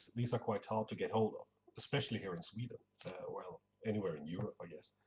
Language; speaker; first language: English; non-native, fluent; Swedish